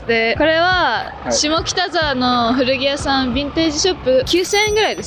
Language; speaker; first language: Japanese; native; Japanese